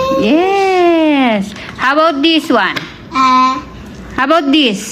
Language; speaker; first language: English; non-native, learner; Filipino